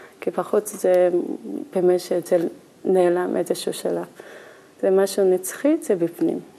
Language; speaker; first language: Hebrew; non-native, learner; Korean